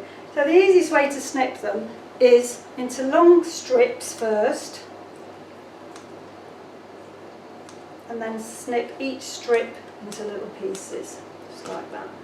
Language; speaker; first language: English; native; English